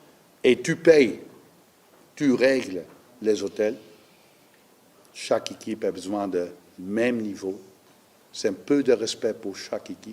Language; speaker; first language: French; non-native, learner; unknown